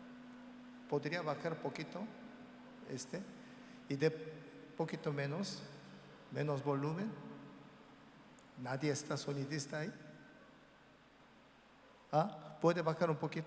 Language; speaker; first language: Spanish; non-native, learner; Korean